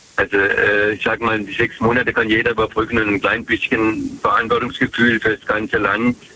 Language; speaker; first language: German; native; German